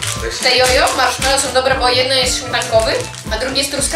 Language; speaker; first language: Polish; native; Polish